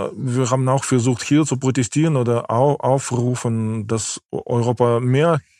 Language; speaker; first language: German; non-native, fluent; Ukrainian